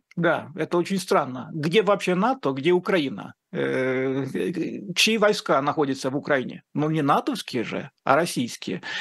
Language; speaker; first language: Russian; non-native, fluent; Finnish